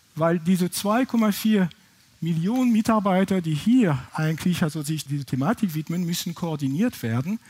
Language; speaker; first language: German; non-native, fluent; French